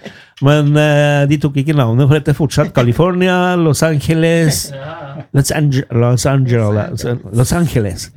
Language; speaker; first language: Swedish; non-native, fluent; Spanish